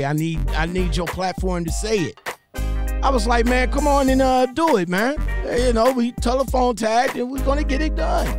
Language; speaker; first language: English; native; English